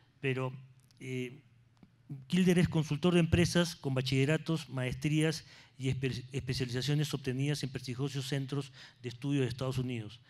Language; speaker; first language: Spanish; native; Spanish